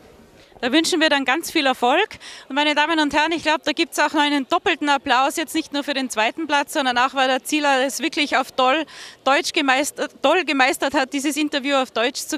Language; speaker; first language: German; native; German